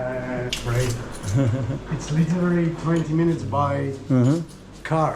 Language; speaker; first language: English; non-native, fluent; Bulgarian